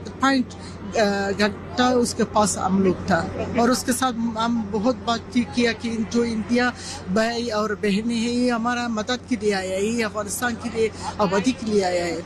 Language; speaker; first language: Hindi; non-native, learner; Persian